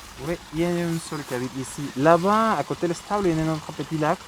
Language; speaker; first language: French; non-native, fluent; Spanish